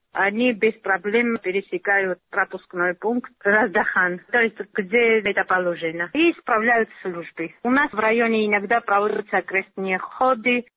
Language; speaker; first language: Russian; non-native, local second language; Georgian